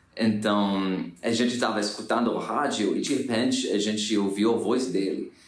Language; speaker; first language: Portuguese; non-native, fluent; English